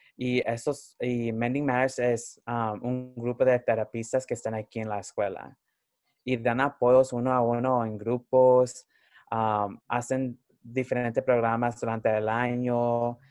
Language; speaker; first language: Spanish; early bilingual, heritage; Spanish